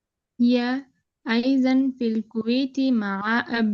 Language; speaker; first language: Arabic; non-native, learner; Urdu